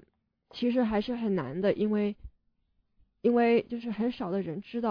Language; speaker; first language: Chinese; early bilingual, heritage; Chinese